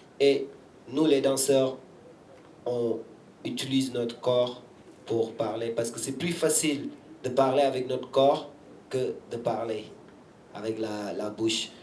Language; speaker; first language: French; non-native, local second language; Wolof